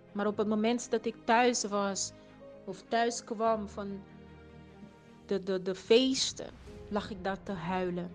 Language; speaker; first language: Dutch; early bilingual, other home language; Portuguese